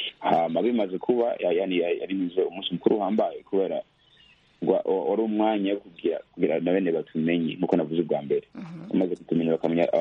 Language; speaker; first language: Rundi; early bilingual, heritage; Rundi